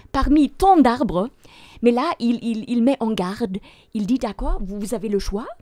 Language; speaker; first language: French; non-native, fluent; German